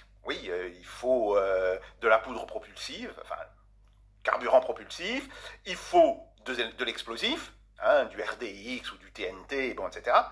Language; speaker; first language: French; native; French